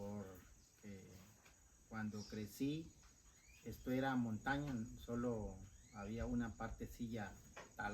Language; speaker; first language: Spanish; non-native, local second language; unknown